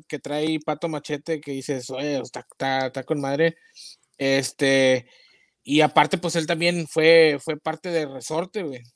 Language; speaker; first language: Spanish; native; Spanish